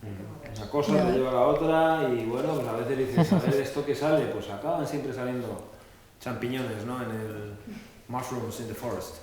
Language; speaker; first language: Spanish; native; Spanish